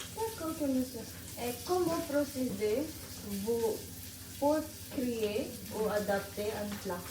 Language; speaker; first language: French; non-native, learner; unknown